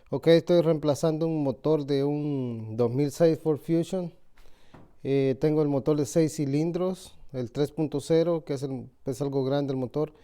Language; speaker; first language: Spanish; native; Spanish